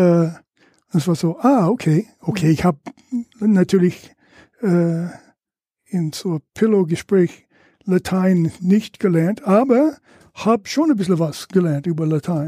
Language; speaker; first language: German; non-native, fluent; English